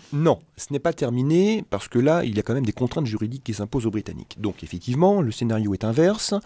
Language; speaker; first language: French; native; French